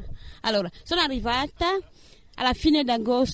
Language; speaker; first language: Italian; non-native, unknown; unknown